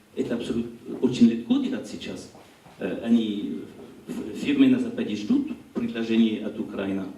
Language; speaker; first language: Russian; non-native, learner; French